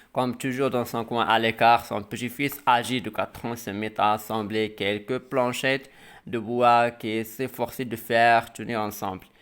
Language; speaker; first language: French; non-native, local second language; Arabic